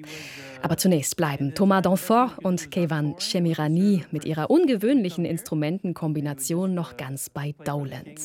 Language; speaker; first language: German; native; German